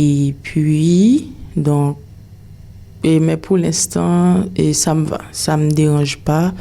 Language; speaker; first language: French; non-native, local second language; Haitian Creole